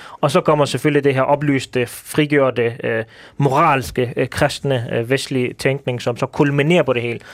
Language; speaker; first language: Danish; early bilingual, other home language; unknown